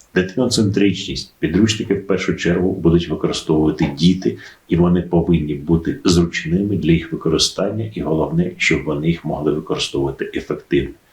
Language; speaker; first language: Ukrainian; native; Ukrainian